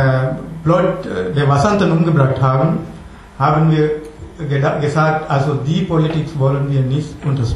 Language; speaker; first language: German; non-native, learner; Sinhala